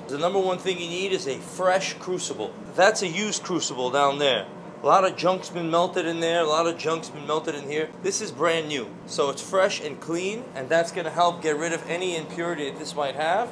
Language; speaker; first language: English; early bilingual, other home language; Russian